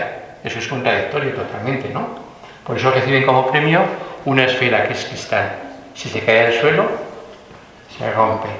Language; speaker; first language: Spanish; native; Spanish